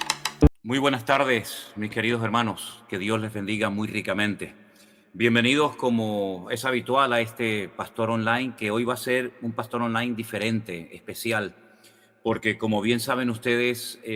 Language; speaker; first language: Spanish; native; Spanish